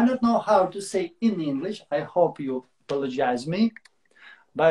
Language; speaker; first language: English; non-native, learner; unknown